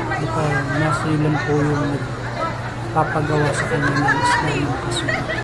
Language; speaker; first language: Filipino; native; Filipino